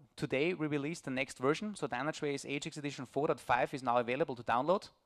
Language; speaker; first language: English; non-native, fluent; German